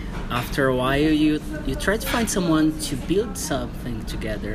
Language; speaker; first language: English; non-native, fluent; Portuguese